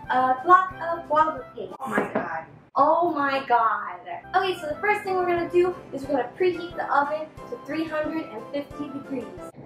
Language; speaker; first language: English; native; English